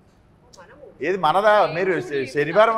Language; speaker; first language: Telugu; native; Telugu